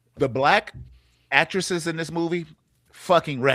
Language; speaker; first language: English; native; English